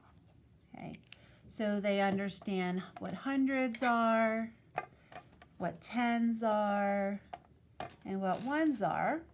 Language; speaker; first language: English; native; English